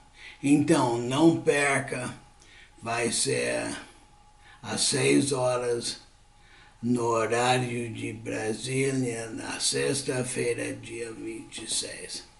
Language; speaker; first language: Portuguese; non-native, fluent; English